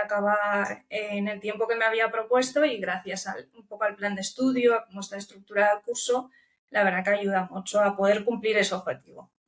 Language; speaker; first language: Spanish; early bilingual, other home language; Romanian